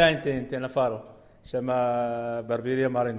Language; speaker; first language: Portuguese; non-native, learner; Arabic